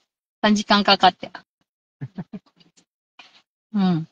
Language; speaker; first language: Japanese; non-native, local second language; Filipino